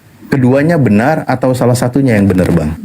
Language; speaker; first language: Indonesian; native; Indonesian